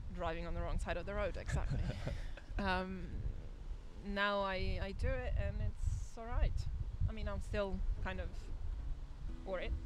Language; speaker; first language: English; non-native, fluent; Italian